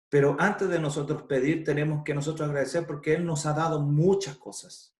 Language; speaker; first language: Spanish; native; Spanish